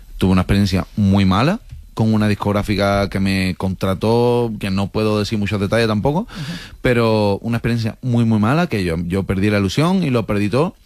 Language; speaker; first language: Spanish; native; Spanish